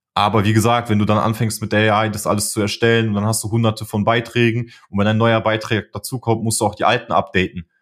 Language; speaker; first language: German; early bilingual, other home language; Polish